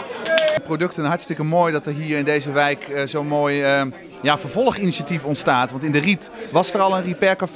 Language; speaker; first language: Dutch; native; Dutch